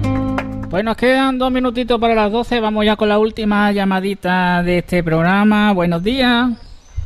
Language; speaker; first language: Spanish; native; Spanish